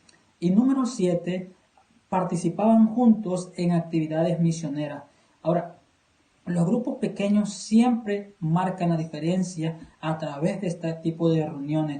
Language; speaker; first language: Spanish; native; Spanish